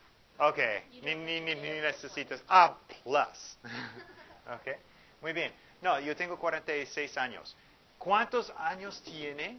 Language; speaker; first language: Spanish; non-native, fluent; English